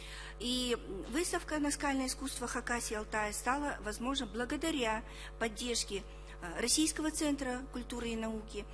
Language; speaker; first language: Russian; native; Russian